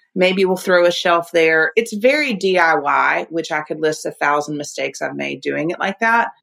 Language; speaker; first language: English; native; English